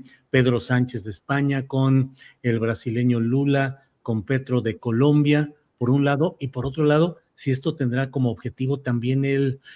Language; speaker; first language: Spanish; native; Spanish